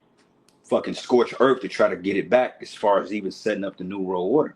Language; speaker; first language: English; native; English